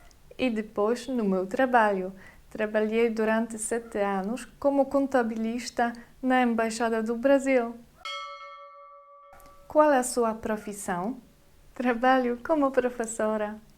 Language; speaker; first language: Portuguese; non-native, fluent; Polish